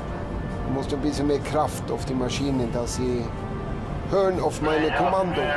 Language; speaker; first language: German; non-native, learner; Norwegian